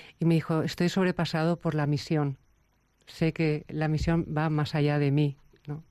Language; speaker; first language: Spanish; native; Spanish